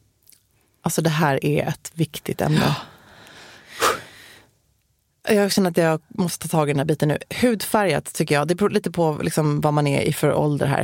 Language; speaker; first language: Swedish; native; Swedish